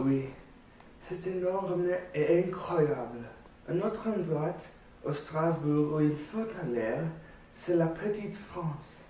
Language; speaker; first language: French; non-native, learner; English